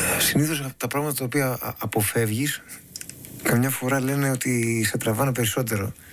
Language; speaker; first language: Greek; native; Greek